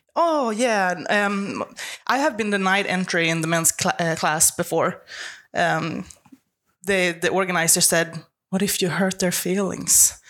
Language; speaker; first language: English; non-native, fluent; Swedish